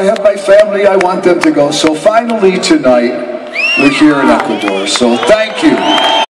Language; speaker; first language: English; native; English